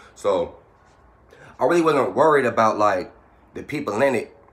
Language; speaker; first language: English; native; English